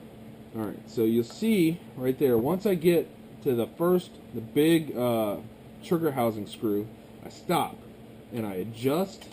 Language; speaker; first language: English; native; English